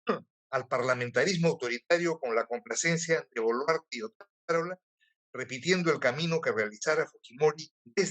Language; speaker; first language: Spanish; native; Spanish